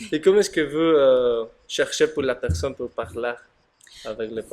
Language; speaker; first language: French; non-native, learner; Spanish